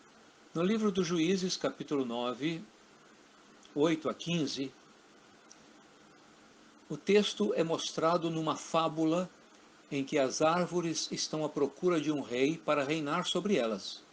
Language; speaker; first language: Portuguese; native; Portuguese